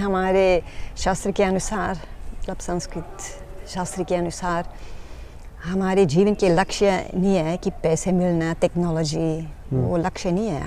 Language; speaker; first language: Hindi; non-native, learner; Dutch